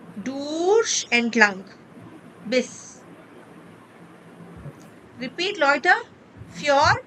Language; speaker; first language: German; non-native, fluent; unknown